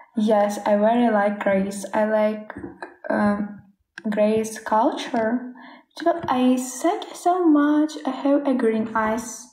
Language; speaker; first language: English; non-native, learner; Ukrainian